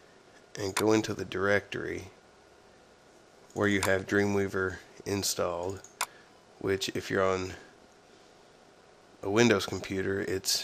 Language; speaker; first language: English; native; English